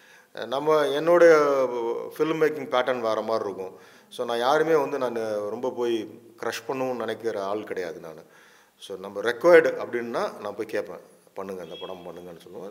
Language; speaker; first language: Tamil; native; Tamil